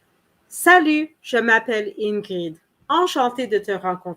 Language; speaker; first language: French; non-native, learner; English